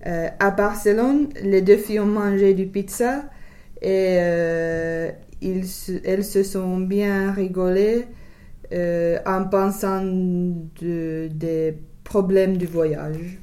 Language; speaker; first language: French; non-native, learner; English